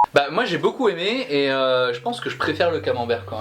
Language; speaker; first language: French; native; French